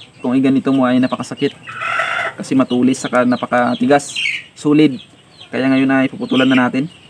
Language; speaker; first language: Filipino; non-native, local second language; Iloko